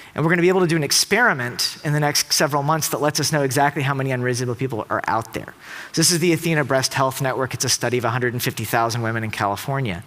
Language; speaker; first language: English; native; English